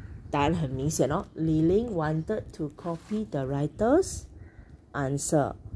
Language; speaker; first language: English; non-native, local second language; Chinese